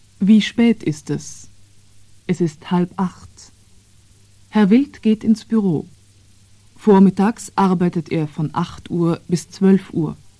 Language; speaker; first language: German; native; German